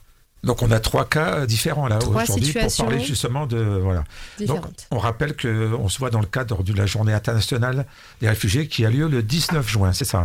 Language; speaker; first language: French; native; French